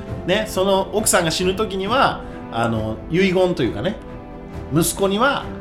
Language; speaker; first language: Japanese; native; Japanese